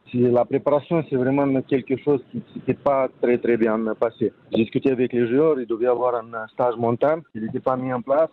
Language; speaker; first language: French; non-native, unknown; Romanian